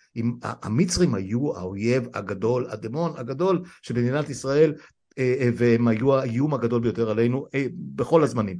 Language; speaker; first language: Hebrew; native; Hebrew